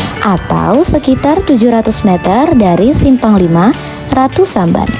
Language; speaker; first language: Indonesian; native; Indonesian